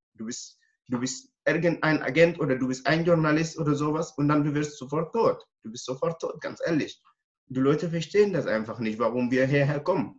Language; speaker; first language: German; non-native, learner; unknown